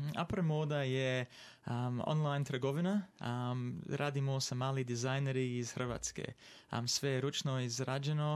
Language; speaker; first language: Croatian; early bilingual, heritage; English